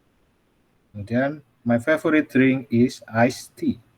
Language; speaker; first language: English; non-native, fluent; Indonesian